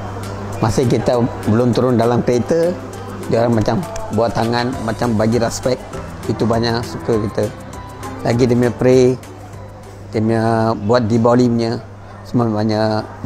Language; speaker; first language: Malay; non-native, local second language; Tamil